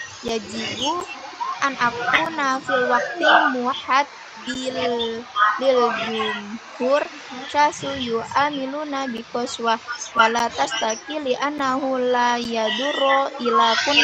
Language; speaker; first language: Arabic; non-native, learner; Indonesian